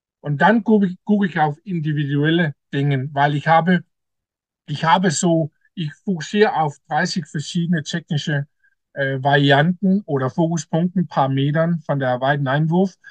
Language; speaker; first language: German; non-native, learner; Danish